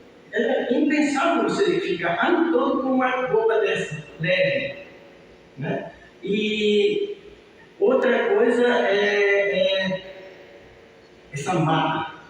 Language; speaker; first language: Portuguese; early bilingual, other home language; Japanese